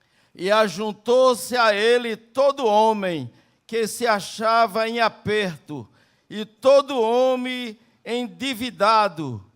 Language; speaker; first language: Portuguese; native; Portuguese